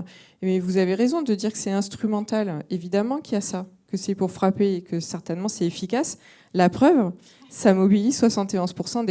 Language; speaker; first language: French; native; French